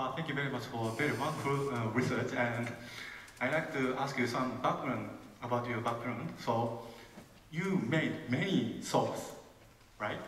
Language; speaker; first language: English; non-native, fluent; Japanese